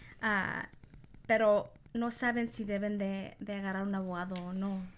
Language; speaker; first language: Spanish; early bilingual, heritage; Spanish